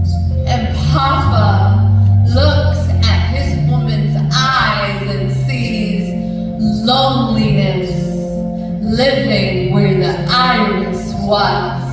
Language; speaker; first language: English; early bilingual, other home language; Punjabi